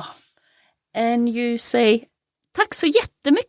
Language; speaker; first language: Swedish; native; Swedish